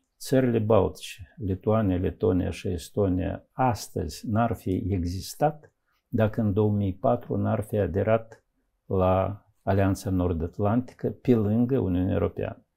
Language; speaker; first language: Romanian; native; Romanian